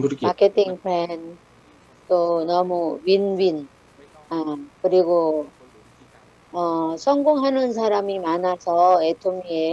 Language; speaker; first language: Korean; non-native, learner; Thai